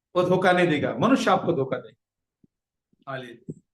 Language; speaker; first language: Hindi; non-native, local second language; Marathi